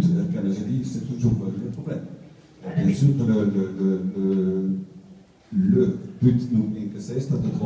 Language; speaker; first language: French; non-native, learner; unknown